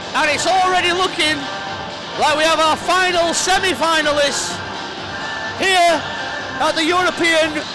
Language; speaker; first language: English; native; English